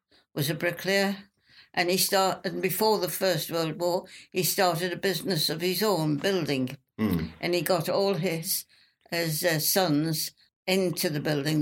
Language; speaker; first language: English; native; English